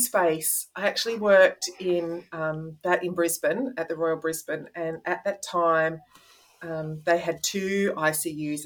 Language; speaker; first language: English; native; English